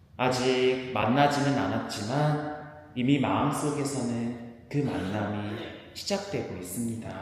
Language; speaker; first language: Korean; native; Korean